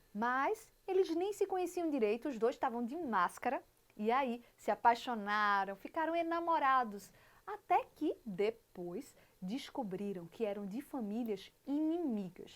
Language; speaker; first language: Portuguese; native; Portuguese